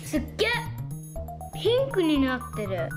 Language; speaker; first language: Japanese; early bilingual, heritage; Japanese